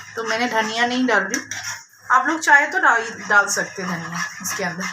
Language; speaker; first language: Hindi; non-native, local second language; Bangla